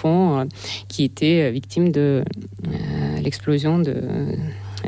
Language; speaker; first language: French; non-native, fluent; Russian